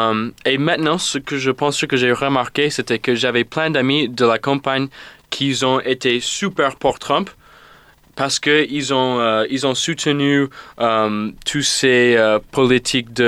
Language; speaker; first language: French; non-native, fluent; English